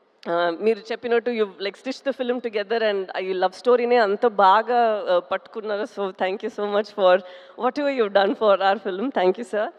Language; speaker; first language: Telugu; non-native, local second language; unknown